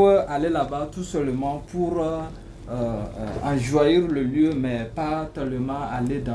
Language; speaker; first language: French; non-native, learner; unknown